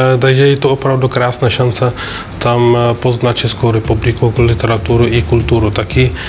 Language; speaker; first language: Czech; non-native, fluent; Arabic